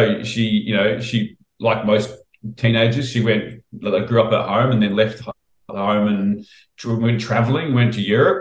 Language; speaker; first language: English; native; English